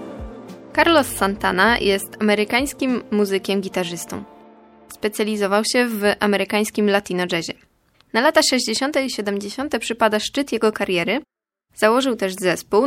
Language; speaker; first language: Polish; native; Polish